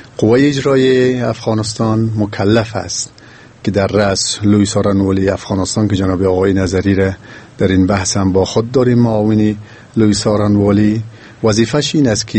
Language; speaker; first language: Persian; native; Persian